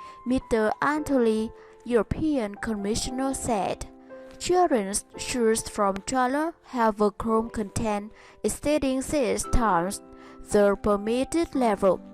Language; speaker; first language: English; non-native, learner; Vietnamese